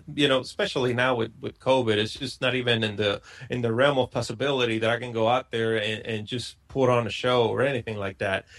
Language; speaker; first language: English; non-native, fluent; Spanish